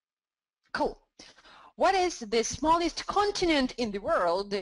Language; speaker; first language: English; non-native, fluent; Russian